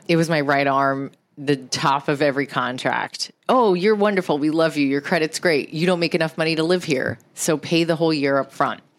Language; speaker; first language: English; early bilingual, other home language; Japanese